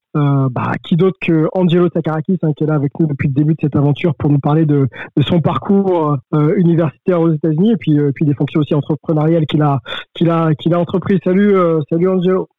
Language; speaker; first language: French; native; French